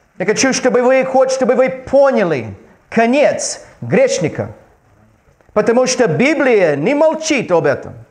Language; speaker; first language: Russian; non-native, learner; English